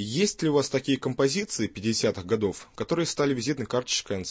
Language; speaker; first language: Russian; native; Russian